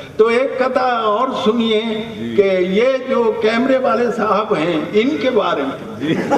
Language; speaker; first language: Urdu; non-native, local second language; Punjabi